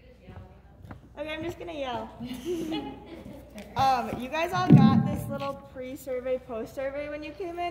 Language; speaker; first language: English; native; English